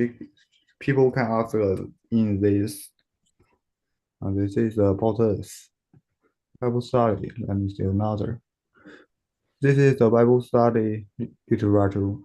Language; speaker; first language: English; non-native, learner; Chinese